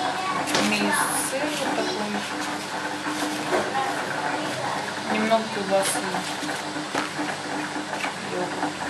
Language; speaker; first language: Russian; native; Russian